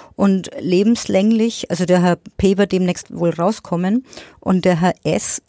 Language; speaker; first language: German; native; German